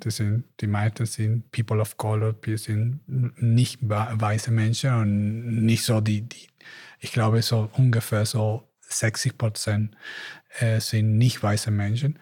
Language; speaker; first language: German; non-native, learner; Spanish